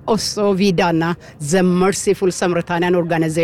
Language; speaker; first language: Norwegian; non-native, learner; Amharic